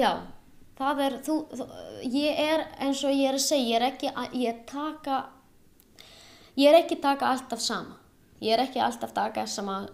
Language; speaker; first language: Icelandic; non-native, learner; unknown